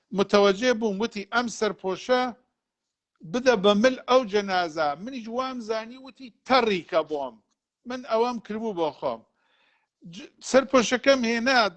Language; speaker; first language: Central Kurdish; non-native, local second language; Gurani